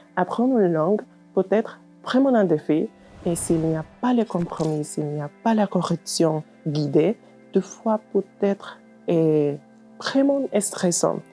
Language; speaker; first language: French; non-native, fluent; Spanish